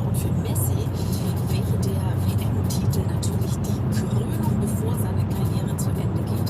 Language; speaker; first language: German; native; German